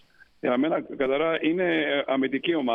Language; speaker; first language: Greek; non-native, fluent; Slovenian